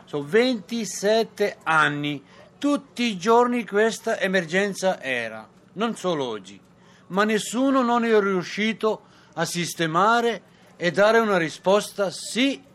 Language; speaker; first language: Italian; non-native, fluent; Serbian